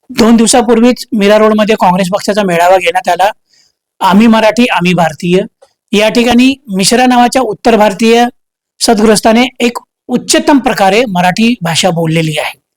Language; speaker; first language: Marathi; native; Marathi